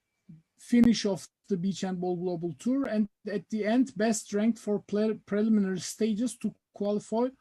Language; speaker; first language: English; non-native, fluent; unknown